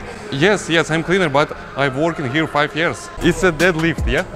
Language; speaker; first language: English; non-native, learner; Russian